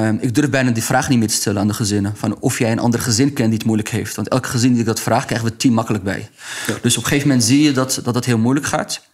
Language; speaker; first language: Dutch; early bilingual, other home language; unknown